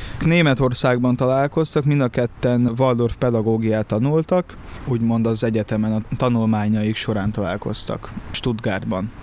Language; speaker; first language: Hungarian; early bilingual, other home language; Portuguese